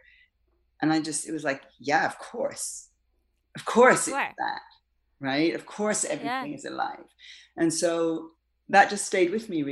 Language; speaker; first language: English; native; English